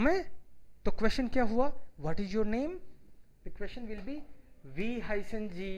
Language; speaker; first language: Hindi; native; Hindi